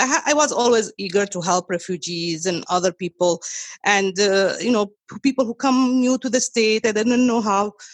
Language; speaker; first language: English; non-native, fluent; Arabic